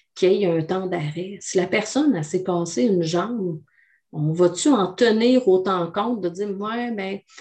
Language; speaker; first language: French; native; French